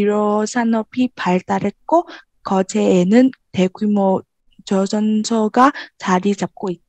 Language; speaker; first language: Korean; non-native, learner; Vietnamese